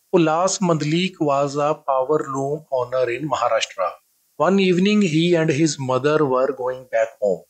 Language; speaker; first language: English; non-native, local second language; Punjabi